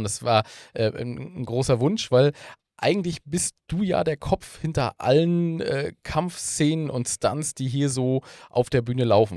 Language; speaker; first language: German; native; German